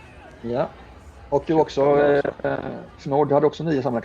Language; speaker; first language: Swedish; native; Swedish